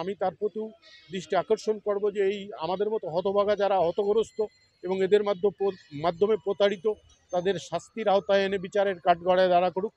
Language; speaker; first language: Bangla; native; Bangla